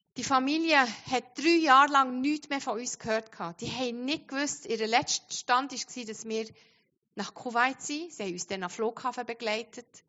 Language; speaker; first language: German; non-native, fluent; Arabic